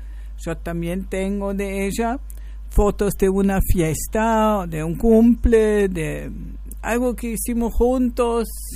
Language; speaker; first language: Spanish; non-native, fluent; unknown